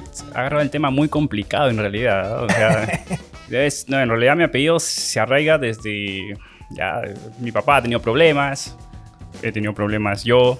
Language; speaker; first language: Spanish; native; Spanish